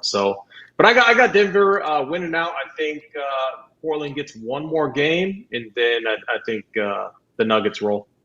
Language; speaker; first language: English; native; English